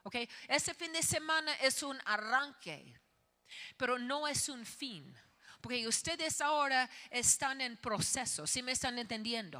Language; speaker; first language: Spanish; non-native, fluent; English